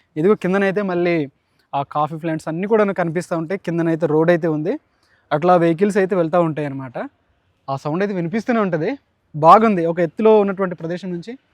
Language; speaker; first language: Telugu; native; Telugu